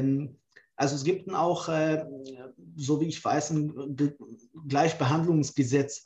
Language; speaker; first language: German; non-native, fluent; Kurdish